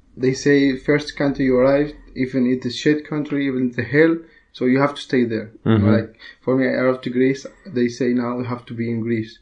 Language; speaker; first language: English; non-native, learner; Arabic